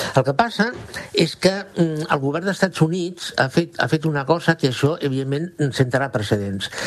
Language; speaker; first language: Catalan; non-native, local second language; Spanish